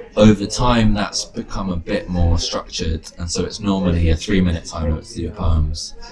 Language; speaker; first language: English; native; English